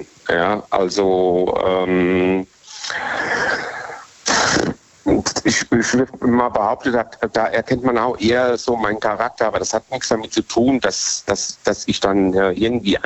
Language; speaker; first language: German; native; German